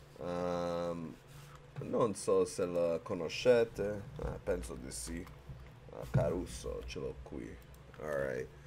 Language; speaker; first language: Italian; early bilingual, heritage; Italian